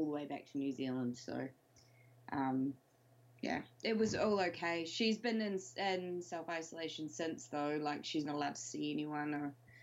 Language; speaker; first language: English; native; English